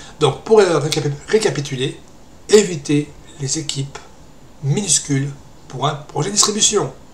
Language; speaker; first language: French; native; French